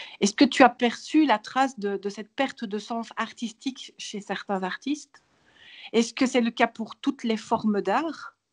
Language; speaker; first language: French; native; French